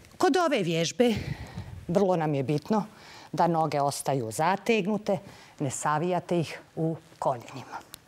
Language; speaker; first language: Serbian; native; Serbian